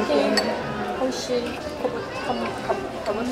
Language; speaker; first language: Japanese; non-native, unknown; French